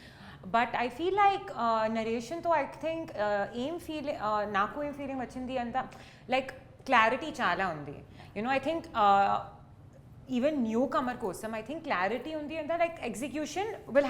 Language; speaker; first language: Telugu; non-native, learner; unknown